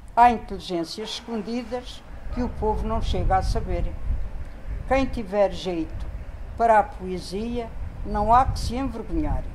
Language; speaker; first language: Portuguese; native; Portuguese